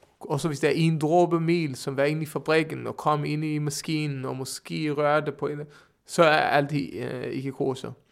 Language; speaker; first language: Danish; non-native, fluent; Hebrew